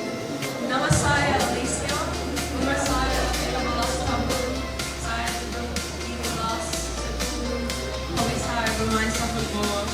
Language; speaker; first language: Indonesian; non-native, learner; English